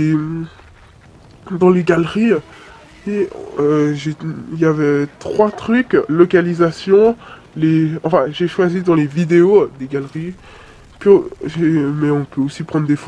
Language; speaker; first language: French; native; French